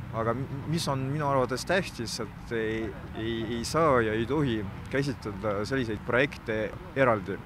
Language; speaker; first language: Estonian; non-native, local second language; Russian